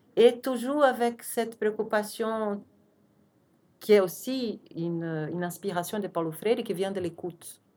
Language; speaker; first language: French; non-native, fluent; Portuguese